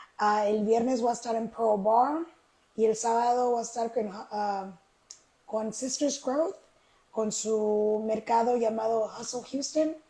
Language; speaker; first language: Spanish; early bilingual, heritage; Spanish